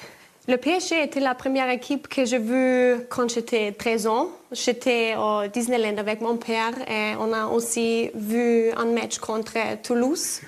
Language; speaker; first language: French; non-native, learner; German